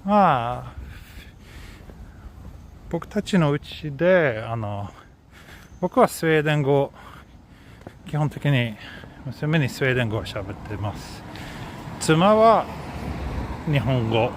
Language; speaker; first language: Japanese; non-native, fluent; Swedish